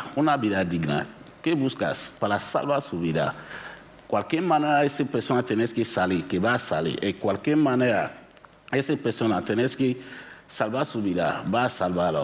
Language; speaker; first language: Spanish; non-native, learner; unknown